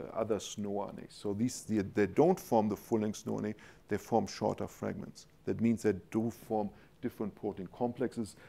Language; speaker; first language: English; non-native, fluent; German